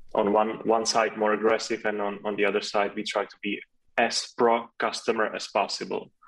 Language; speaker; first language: English; non-native, fluent; Czech